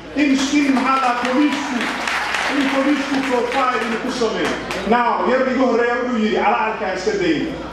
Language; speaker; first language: Somali; early bilingual, heritage; Somali